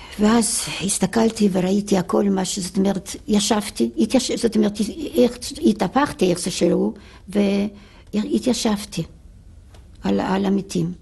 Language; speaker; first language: Hebrew; non-native, fluent; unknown